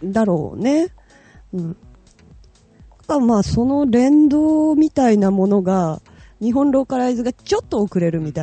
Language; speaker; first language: Japanese; native; Japanese